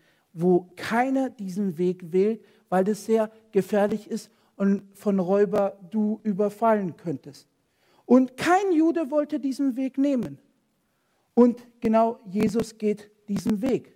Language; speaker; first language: German; non-native, fluent; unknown